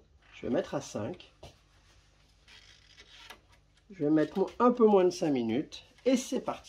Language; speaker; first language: French; native; French